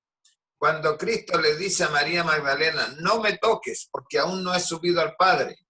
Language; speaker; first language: Spanish; native; Spanish